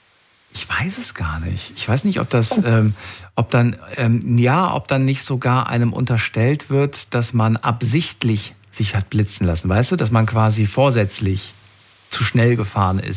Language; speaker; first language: German; native; German